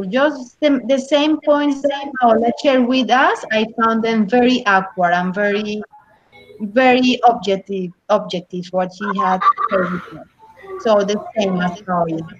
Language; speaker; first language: English; non-native, learner; Spanish